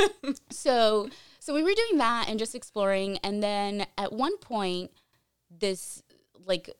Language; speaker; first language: English; early bilingual, other home language; Portuguese